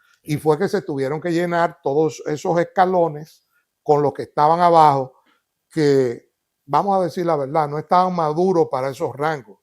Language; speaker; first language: Spanish; native; Spanish